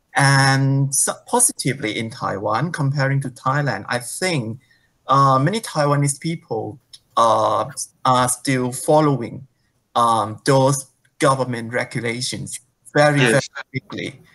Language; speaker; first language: English; non-native, fluent; Thai